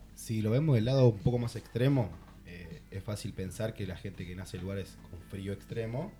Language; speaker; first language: Spanish; native; Spanish